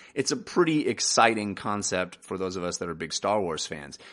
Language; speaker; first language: English; native; English